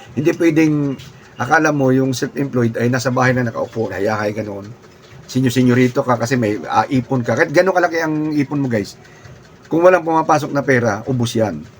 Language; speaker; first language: Filipino; non-native, local second language; Cebuano